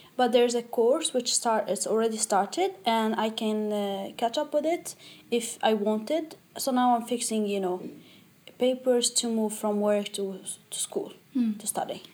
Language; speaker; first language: English; non-native, fluent; Arabic